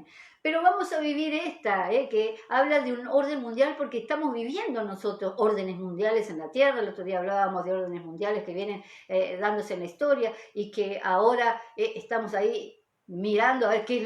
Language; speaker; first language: Spanish; native; Spanish